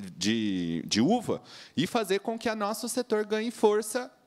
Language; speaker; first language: Portuguese; native; Portuguese